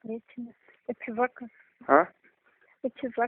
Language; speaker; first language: Russian; non-native, local second language; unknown